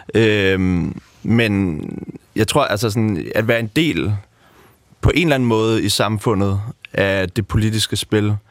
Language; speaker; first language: Danish; native; Danish